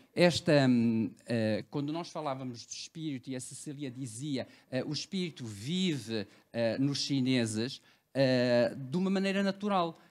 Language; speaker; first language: Portuguese; early bilingual, other home language; Cantonese